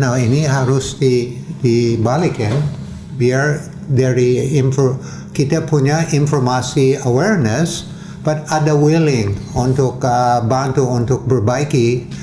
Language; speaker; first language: Indonesian; non-native, fluent; English